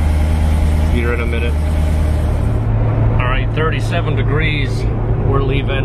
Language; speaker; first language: English; native; English